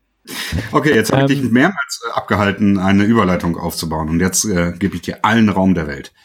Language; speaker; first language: German; native; German